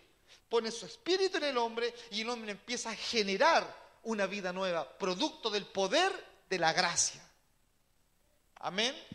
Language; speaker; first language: Spanish; native; Spanish